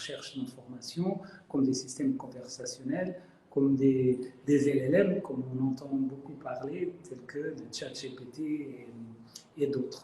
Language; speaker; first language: French; non-native, fluent; Spanish